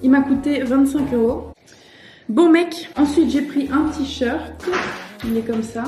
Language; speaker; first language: French; native; French